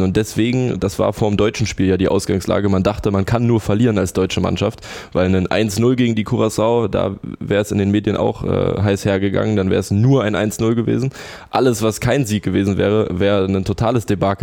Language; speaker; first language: German; native; German